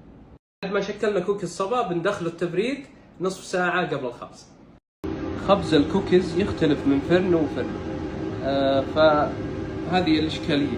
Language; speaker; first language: Arabic; native; Arabic